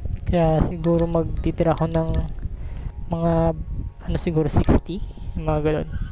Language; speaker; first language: Filipino; native; Filipino